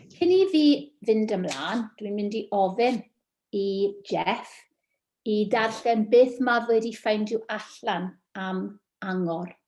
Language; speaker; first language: Welsh; non-native, local second language; English